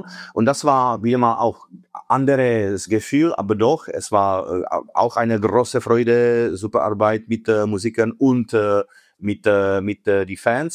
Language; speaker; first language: German; non-native, fluent; Czech